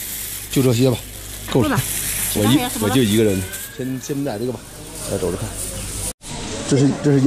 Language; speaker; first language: Chinese; native; Chinese